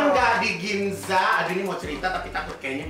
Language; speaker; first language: Indonesian; native; Indonesian